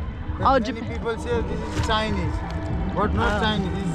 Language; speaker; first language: English; non-native, learner; Nepali